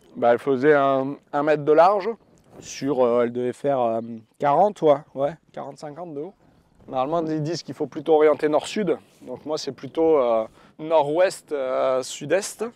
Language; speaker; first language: French; native; French